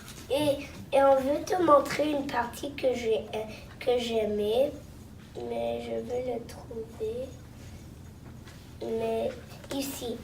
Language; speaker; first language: French; non-native, local second language; English